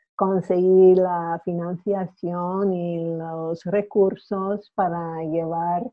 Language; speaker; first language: Spanish; non-native, fluent; English